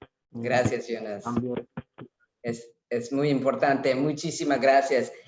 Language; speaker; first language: Spanish; non-native, fluent; English